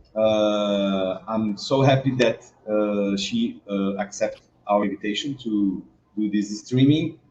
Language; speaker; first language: English; non-native, learner; Portuguese